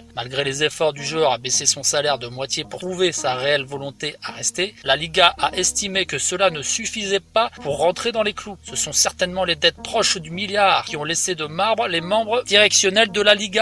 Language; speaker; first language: French; native; French